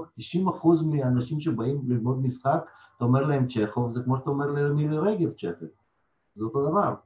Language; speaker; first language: Hebrew; early bilingual, other home language; Russian